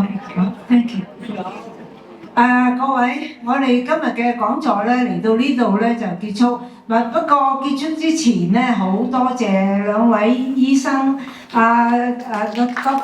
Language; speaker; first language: Cantonese; native; Cantonese